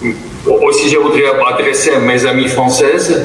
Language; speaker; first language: French; non-native, fluent; Georgian